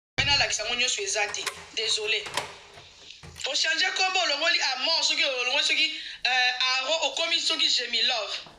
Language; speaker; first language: Lingala; native; Lingala